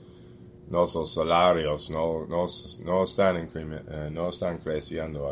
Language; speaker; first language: Portuguese; non-native, fluent; English